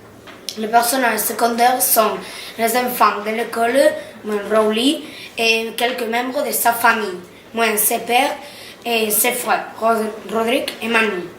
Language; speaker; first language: French; non-native, learner; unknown